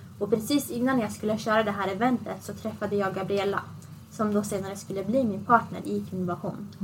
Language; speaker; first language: Swedish; early bilingual, other home language; Assyrian Neo-Aramaic